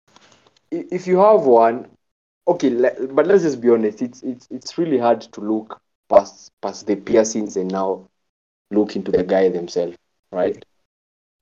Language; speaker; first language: English; non-native, local second language; Kikuyu